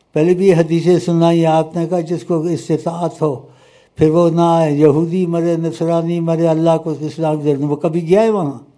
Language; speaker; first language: Urdu; non-native, local second language; Pashto